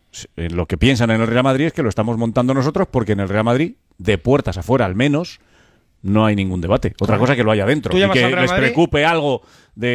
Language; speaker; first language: Spanish; native; Spanish